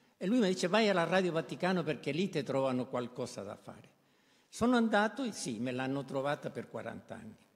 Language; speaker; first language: Italian; non-native, fluent; Spanish